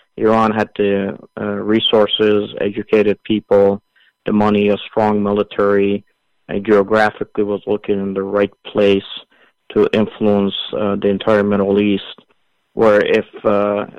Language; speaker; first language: English; early bilingual, other home language; Assyrian Neo-Aramaic